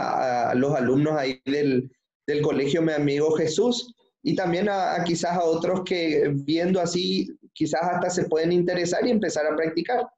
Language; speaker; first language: Spanish; native; Spanish